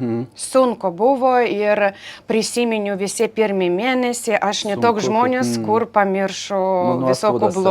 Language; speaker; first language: Lithuanian; non-native, learner; Ukrainian